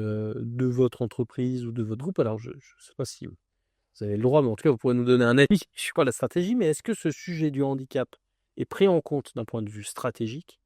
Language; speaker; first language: French; native; French